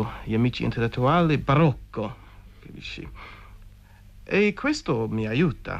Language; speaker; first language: Italian; non-native, fluent; English